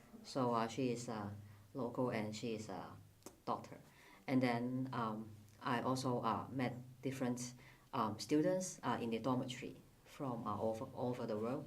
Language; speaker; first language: English; non-native, fluent; Cantonese